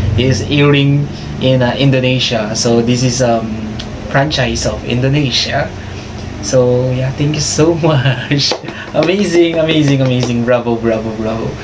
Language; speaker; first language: English; non-native, local second language; Filipino